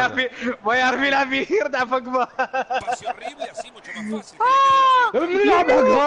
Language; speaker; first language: Arabic; native; Arabic